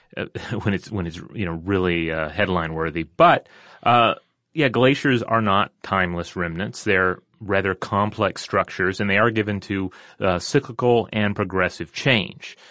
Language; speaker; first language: English; native; English